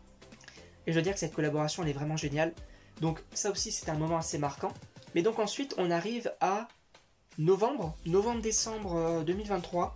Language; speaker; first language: French; native; French